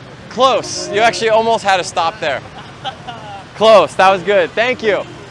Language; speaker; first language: English; native; English